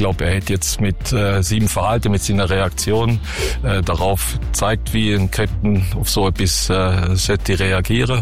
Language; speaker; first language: German; native; German